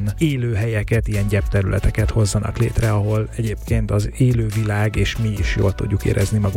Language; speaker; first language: Hungarian; native; Hungarian